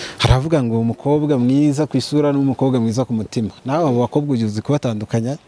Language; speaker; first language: Kinyarwanda; native; Kinyarwanda